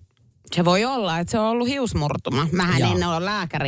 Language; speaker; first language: Finnish; native; Finnish